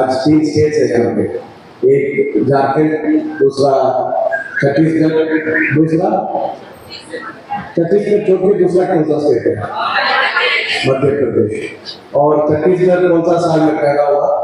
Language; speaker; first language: Hindi; non-native, local second language; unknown